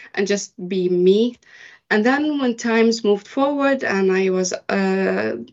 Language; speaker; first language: English; early bilingual, other home language; Arabic